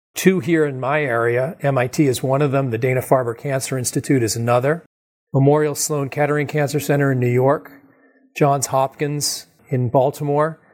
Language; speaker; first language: English; native; English